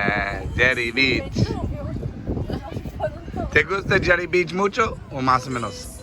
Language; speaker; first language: Spanish; non-native, learner; English